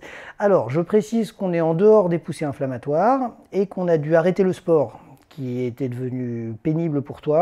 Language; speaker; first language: French; native; French